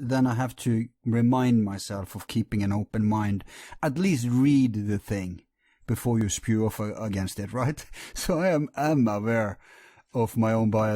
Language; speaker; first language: English; non-native, fluent; Norwegian